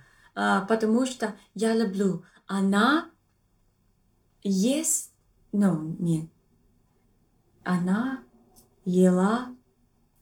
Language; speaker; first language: Russian; non-native, learner; English